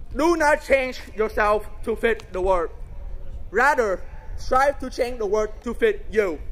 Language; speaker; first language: English; non-native, fluent; Vietnamese